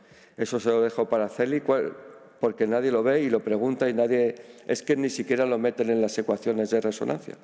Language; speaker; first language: Spanish; native; Spanish